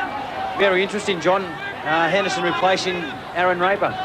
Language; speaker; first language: English; native; English